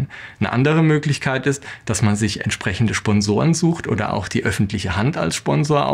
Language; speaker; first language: German; native; German